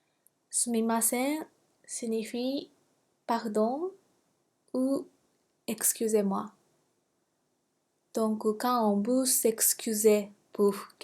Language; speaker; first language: French; non-native, fluent; Japanese